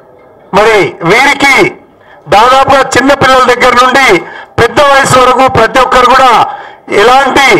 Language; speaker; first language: Telugu; native; Telugu